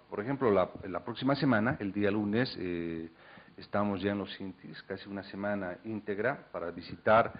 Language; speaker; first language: Spanish; native; Spanish